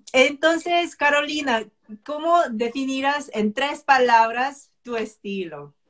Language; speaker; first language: Spanish; non-native, fluent; Korean